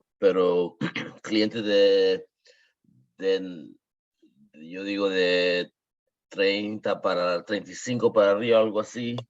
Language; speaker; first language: Spanish; early bilingual, heritage; Spanish